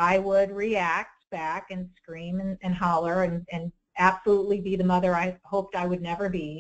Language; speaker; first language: English; native; English